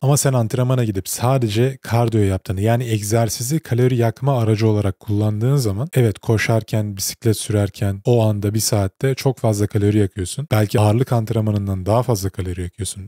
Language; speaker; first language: Turkish; native; Turkish